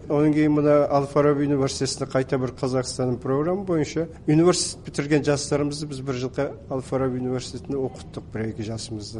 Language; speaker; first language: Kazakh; early bilingual, heritage; Kazakh